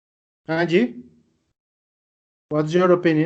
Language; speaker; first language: English; non-native, fluent; Spanish